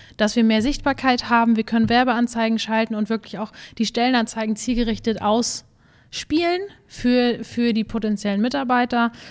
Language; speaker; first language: German; native; German